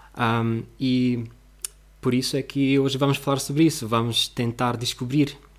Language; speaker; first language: Portuguese; non-native, fluent; Russian